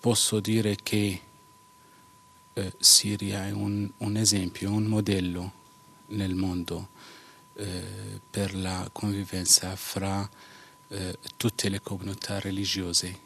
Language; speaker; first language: Italian; non-native, fluent; Arabic